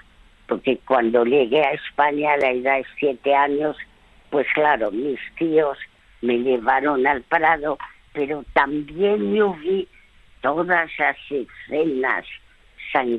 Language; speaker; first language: Spanish; early bilingual, other home language; French